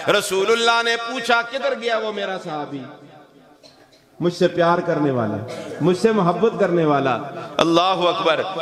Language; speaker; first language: Urdu; non-native, local second language; Northern Hindko